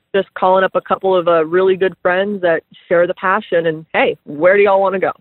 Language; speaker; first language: English; native; English